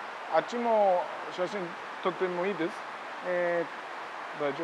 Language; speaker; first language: Japanese; non-native, learner; German